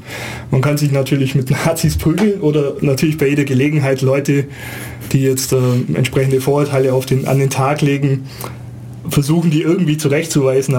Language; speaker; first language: German; native; German